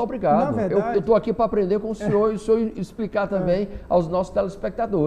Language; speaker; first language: Portuguese; native; Portuguese